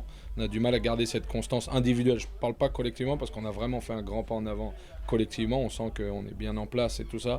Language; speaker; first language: French; native; French